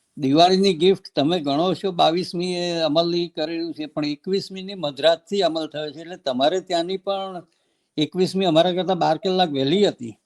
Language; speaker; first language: Gujarati; native; Gujarati